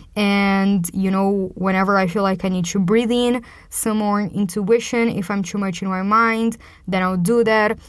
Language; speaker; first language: English; non-native, fluent; Portuguese